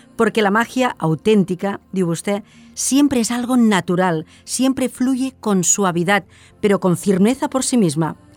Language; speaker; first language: Spanish; non-native, local second language; Catalan